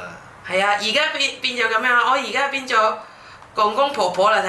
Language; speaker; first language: Cantonese; non-native, fluent; Indonesian